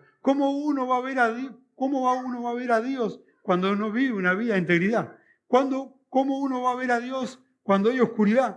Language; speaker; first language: Spanish; native; Spanish